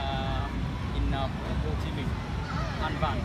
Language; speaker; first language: German; non-native, learner; Vietnamese